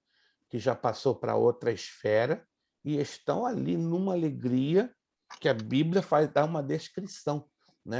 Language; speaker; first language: Portuguese; native; Portuguese